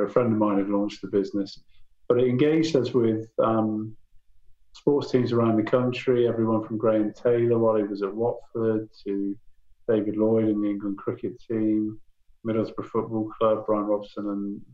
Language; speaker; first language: English; native; English